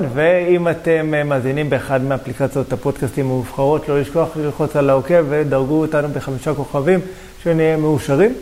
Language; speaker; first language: Hebrew; native; Hebrew